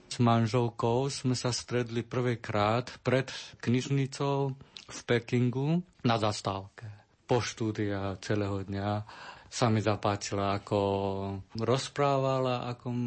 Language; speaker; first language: Slovak; non-native, learner; Chinese